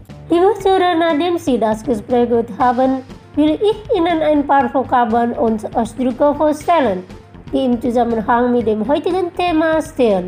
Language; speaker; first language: German; non-native, fluent; Indonesian